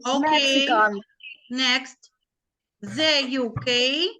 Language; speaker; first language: English; non-native, learner; Ukrainian